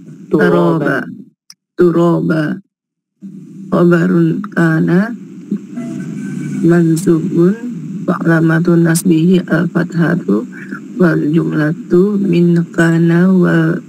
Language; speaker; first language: Arabic; non-native, learner; Indonesian